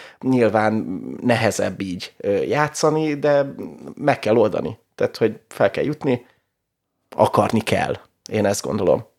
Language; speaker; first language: Hungarian; native; Hungarian